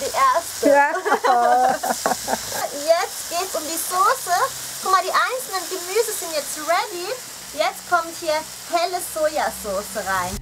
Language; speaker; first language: German; early bilingual, other home language; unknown